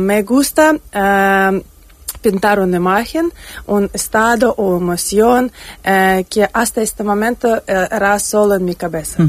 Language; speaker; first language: Spanish; non-native, learner; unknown